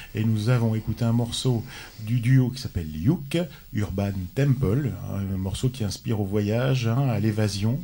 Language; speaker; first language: French; native; French